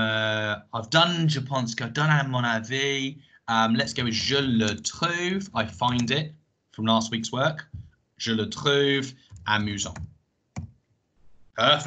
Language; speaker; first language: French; non-native, fluent; English